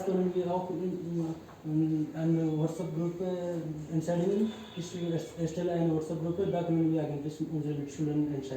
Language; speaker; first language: German; non-native, learner; Hindi